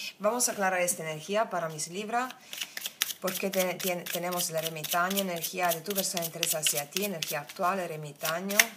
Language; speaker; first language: Spanish; non-native, fluent; Italian